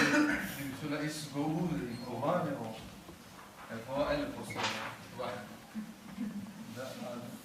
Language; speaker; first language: Danish; non-native, learner; Kurdish